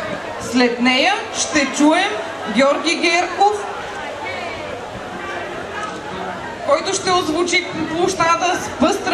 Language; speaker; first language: Bulgarian; native; Bulgarian